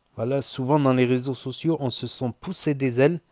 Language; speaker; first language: French; native; French